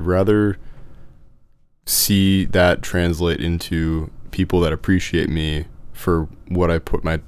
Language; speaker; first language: English; native; English